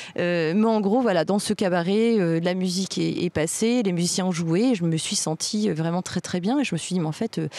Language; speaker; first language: French; native; French